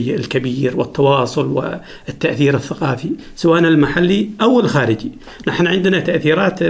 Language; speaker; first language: Arabic; non-native, local second language; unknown